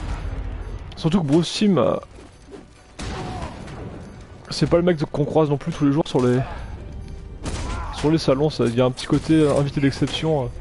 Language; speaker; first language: French; native; French